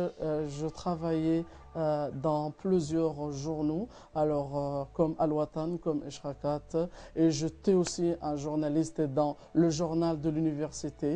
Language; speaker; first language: French; non-native, fluent; Arabic